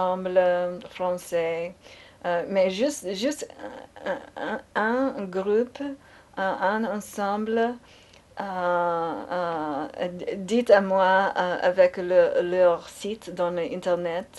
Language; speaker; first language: French; non-native, learner; English